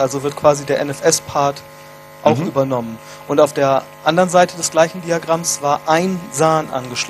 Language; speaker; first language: German; native; German